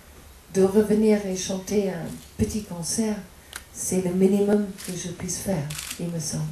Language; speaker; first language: French; non-native, fluent; English